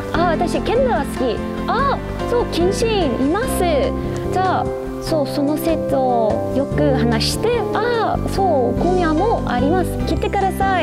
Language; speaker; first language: Japanese; non-native, learner; English